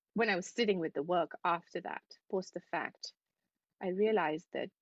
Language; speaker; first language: English; non-native, local second language; Hindi